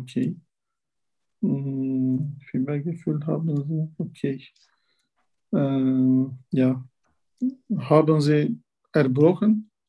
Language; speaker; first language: German; non-native, learner; Turkish